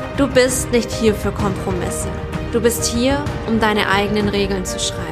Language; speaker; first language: German; native; German